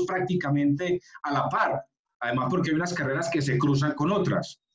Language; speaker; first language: Spanish; native; Spanish